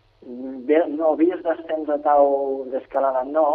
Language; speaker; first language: Catalan; native; Catalan